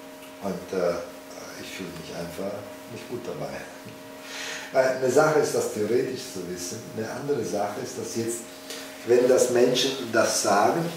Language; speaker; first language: German; non-native, fluent; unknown